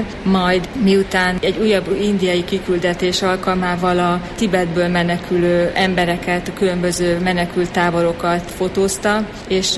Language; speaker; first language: Hungarian; native; Hungarian